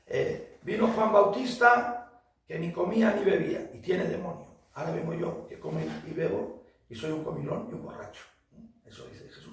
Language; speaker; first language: Spanish; native; Spanish